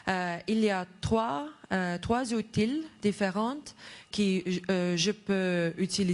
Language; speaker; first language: French; non-native, learner; Estonian